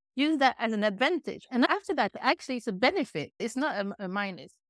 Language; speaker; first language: English; native; English